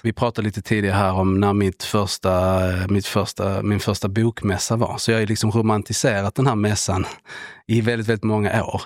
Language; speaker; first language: Swedish; native; Swedish